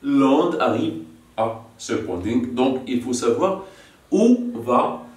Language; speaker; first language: French; non-native, local second language; Arabic